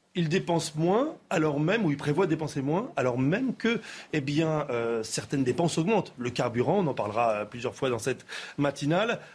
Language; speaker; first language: French; native; French